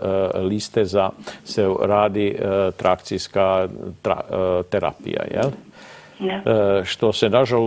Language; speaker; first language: Croatian; native; Croatian